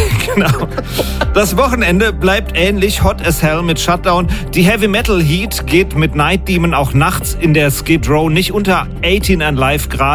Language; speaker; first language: German; native; German